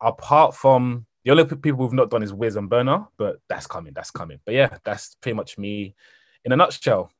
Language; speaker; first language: English; native; English